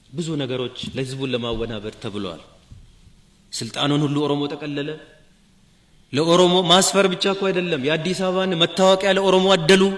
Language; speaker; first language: Amharic; non-native, local second language; Oromo